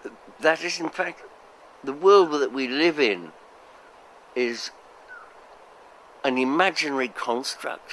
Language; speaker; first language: English; native; English